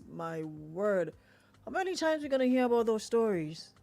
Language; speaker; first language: English; native; English